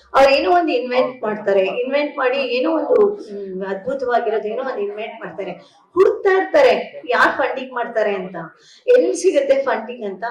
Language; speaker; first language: Kannada; native; Kannada